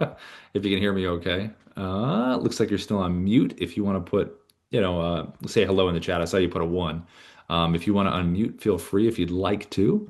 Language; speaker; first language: English; native; English